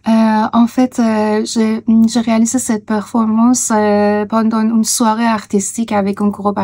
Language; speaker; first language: French; non-native, fluent; Persian